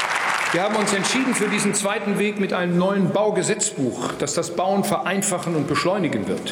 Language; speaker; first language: German; native; German